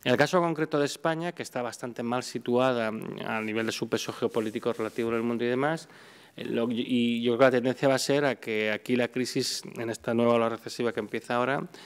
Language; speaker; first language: Spanish; native; Spanish